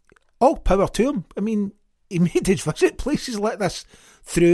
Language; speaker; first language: English; native; English